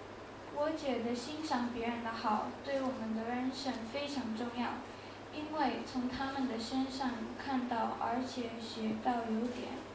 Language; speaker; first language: Chinese; non-native, learner; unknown